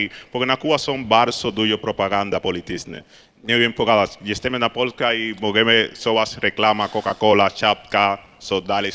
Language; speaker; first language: Polish; non-native, learner; Spanish